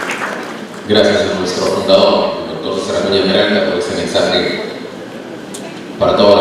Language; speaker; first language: Spanish; native; Spanish